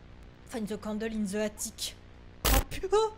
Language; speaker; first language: English; non-native, learner; French